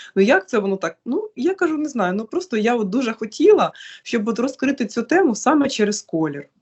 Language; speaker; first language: Ukrainian; native; Ukrainian